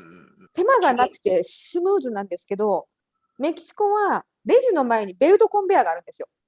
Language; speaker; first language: Japanese; native; Japanese